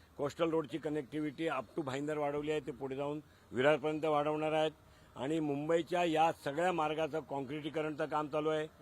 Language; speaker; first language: Marathi; non-native, local second language; Gujarati